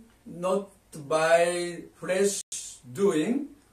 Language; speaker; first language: English; non-native, learner; Japanese